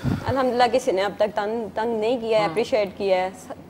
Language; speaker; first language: Urdu; native; Urdu